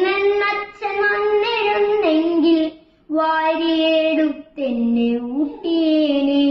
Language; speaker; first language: Malayalam; native; Malayalam